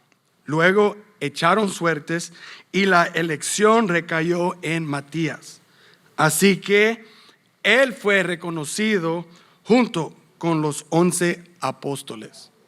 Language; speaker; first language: Spanish; non-native, fluent; English